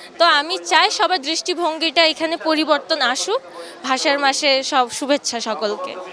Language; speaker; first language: Bangla; non-native, local second language; Chakma